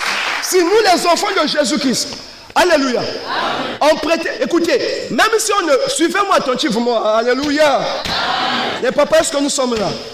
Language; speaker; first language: French; non-native, local second language; Lingala